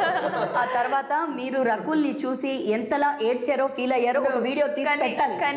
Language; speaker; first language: Telugu; native; Telugu